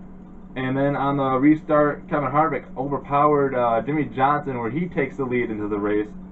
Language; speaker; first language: English; native; English